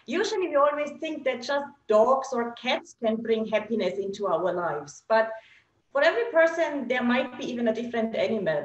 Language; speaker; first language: English; non-native, fluent; German